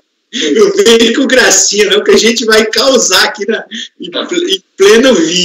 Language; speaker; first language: Portuguese; native; Portuguese